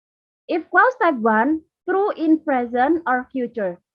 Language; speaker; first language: English; non-native, fluent; Indonesian